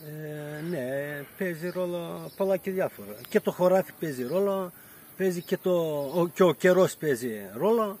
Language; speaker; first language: Greek; non-native, local second language; Bulgarian